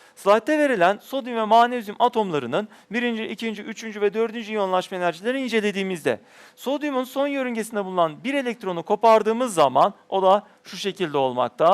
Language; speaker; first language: Turkish; native; Turkish